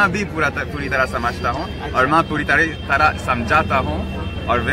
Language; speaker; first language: Hindi; non-native, fluent; French